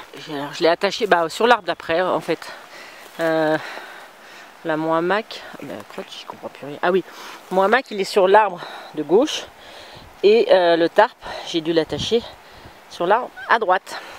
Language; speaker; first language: French; native; French